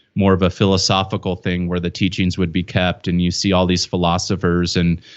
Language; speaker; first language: English; native; English